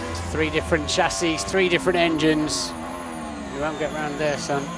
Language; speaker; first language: English; native; English